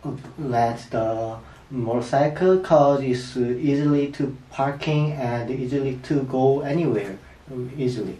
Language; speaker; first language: English; non-native, learner; Korean